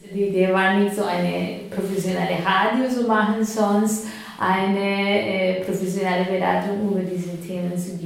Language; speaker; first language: German; non-native, fluent; Spanish